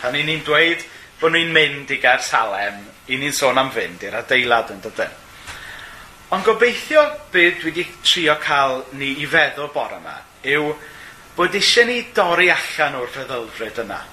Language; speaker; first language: Welsh; native; Welsh